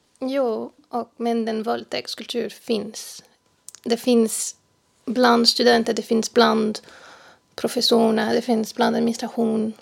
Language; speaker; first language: Swedish; non-native, fluent; French